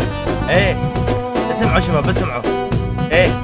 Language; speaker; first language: Arabic; native; Arabic